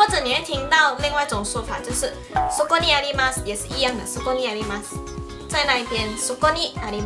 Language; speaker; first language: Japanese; non-native, local second language; Chinese